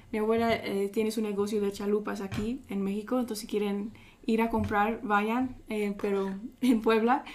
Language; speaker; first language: Spanish; early bilingual, heritage; Spanish